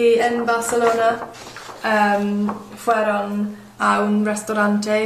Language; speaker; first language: Spanish; non-native, learner; English